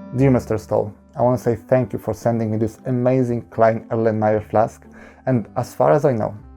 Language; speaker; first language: English; non-native, fluent; Polish